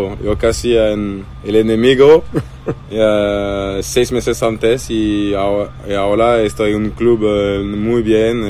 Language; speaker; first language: Spanish; non-native, learner; French